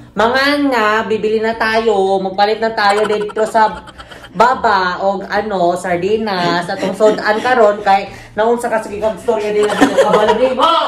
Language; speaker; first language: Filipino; non-native, local second language; Cebuano